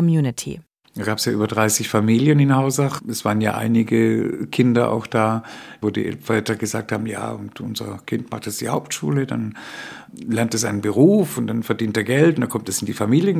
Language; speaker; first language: German; early bilingual, other home language; Spanish